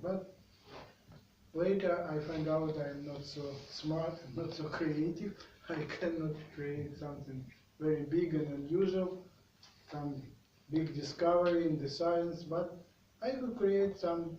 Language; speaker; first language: English; non-native, fluent; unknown